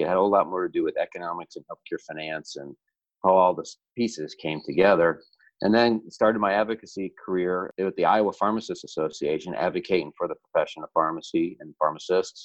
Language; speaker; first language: English; early bilingual, other home language; Italian